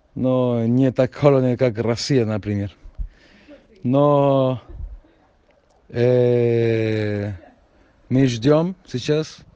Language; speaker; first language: Russian; non-native, fluent; Georgian